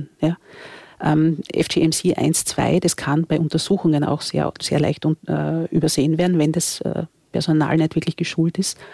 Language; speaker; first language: German; native; German